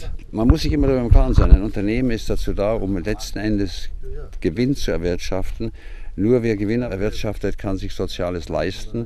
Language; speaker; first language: German; native; German